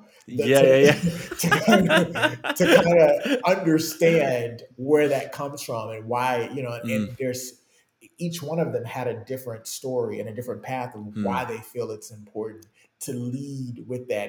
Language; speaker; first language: English; native; English